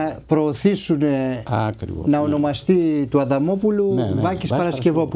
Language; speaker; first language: Greek; native; Greek